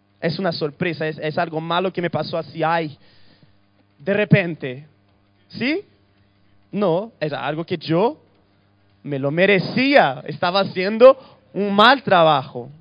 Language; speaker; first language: Spanish; early bilingual, other home language; Portuguese